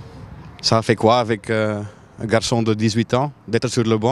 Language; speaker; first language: French; non-native, local second language; Dutch